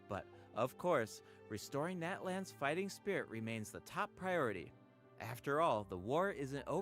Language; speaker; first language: English; native; English